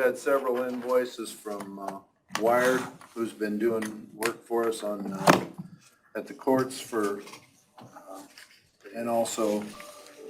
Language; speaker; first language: English; native; English